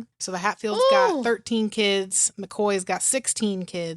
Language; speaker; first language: English; native; English